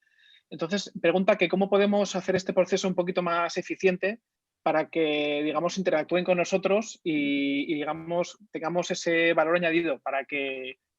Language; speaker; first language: Spanish; native; Spanish